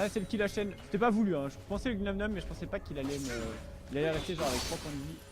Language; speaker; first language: French; native; French